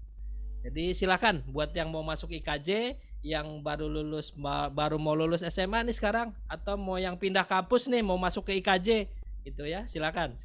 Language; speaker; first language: Indonesian; native; Indonesian